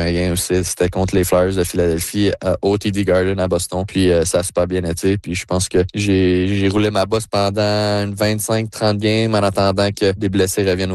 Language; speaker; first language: French; native; French